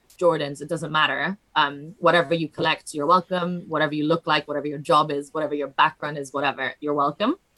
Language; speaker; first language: English; non-native, fluent; Italian